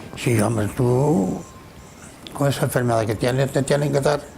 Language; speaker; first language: Spanish; non-native, local second language; Galician